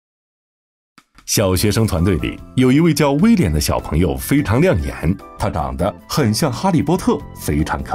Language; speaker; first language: Chinese; native; Chinese